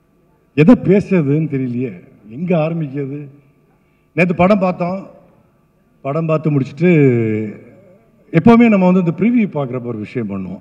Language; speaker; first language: Tamil; native; Tamil